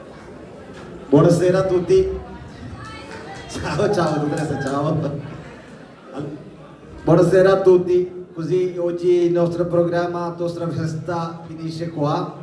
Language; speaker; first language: Italian; non-native, learner; Malayalam